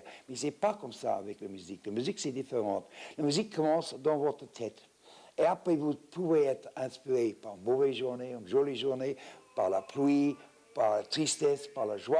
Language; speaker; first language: French; non-native, fluent; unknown